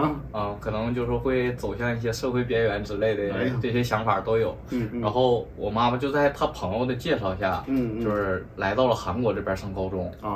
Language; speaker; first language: Chinese; native; Chinese